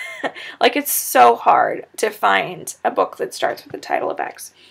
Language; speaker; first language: English; native; English